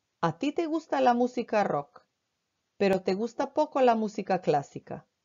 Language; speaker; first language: Spanish; non-native, fluent; Croatian